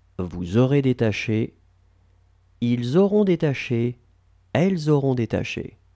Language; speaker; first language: French; native; French